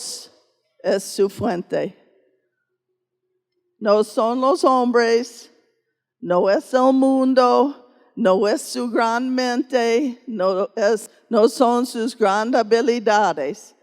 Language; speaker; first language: Spanish; non-native, fluent; English